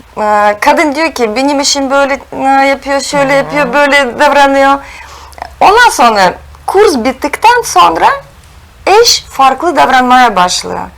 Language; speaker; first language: Turkish; non-native, fluent; Russian